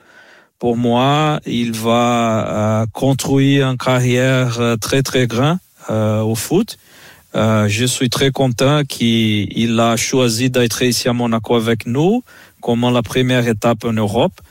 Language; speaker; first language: French; non-native, fluent; Portuguese